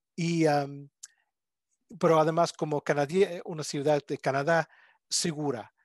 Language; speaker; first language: Spanish; non-native, fluent; English